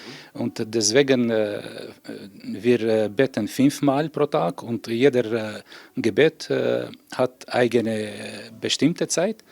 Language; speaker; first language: German; non-native, learner; Albanian